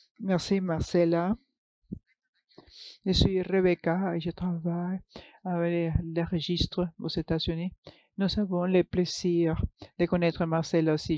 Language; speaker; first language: French; non-native, fluent; English